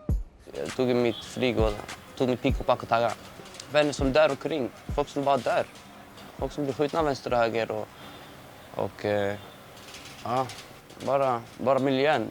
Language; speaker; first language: Swedish; early bilingual, other home language; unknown